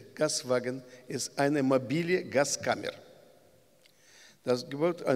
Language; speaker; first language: German; non-native, learner; Russian